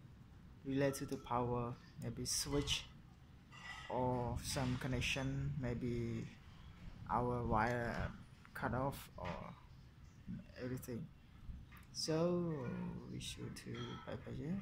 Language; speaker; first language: English; non-native, learner; Khmer